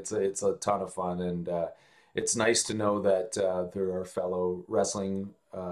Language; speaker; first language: English; native; English